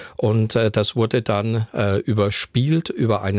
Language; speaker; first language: German; native; German